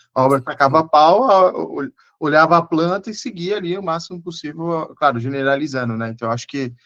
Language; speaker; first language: Portuguese; native; Portuguese